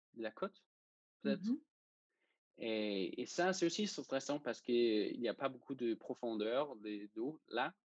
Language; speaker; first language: French; non-native, fluent; Danish